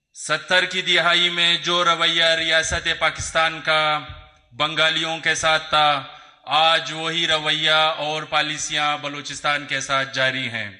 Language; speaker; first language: Urdu; non-native, local second language; Hazaragi